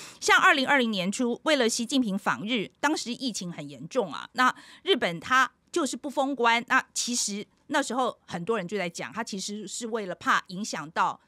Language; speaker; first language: Chinese; native; Chinese